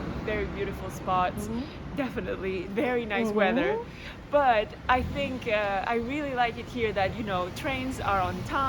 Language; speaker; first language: English; non-native, fluent; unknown